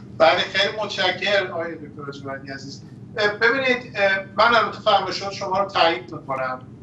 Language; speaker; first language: Persian; non-native, local second language; Azerbaijani